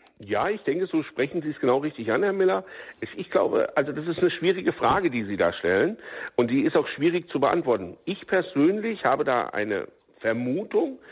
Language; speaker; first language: German; native; German